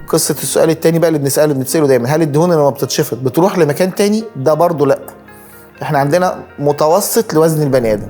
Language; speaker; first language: Arabic; native; Arabic